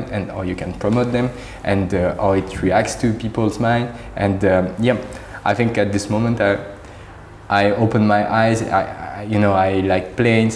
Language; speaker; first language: English; non-native, fluent; French